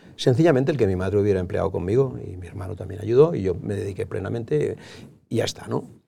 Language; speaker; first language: Spanish; native; Spanish